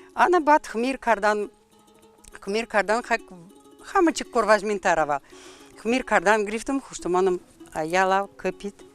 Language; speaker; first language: Tajik; non-native, fluent; Russian